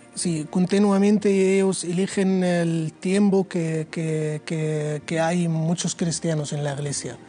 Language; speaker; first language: Spanish; non-native, learner; Arabic